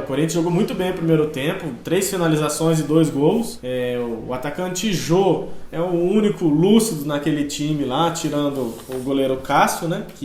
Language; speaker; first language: Portuguese; native; Portuguese